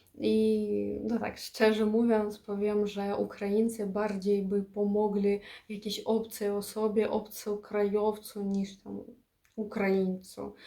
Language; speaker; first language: Polish; non-native, fluent; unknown